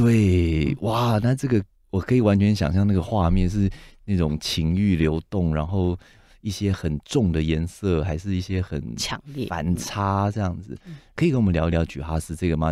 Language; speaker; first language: Chinese; native; Chinese